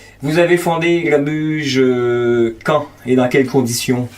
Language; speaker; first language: French; native; French